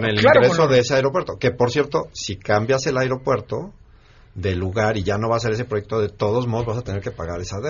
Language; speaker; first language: Spanish; native; Spanish